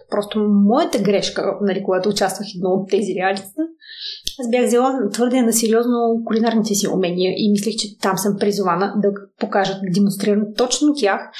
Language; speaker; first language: Bulgarian; early bilingual, heritage; Russian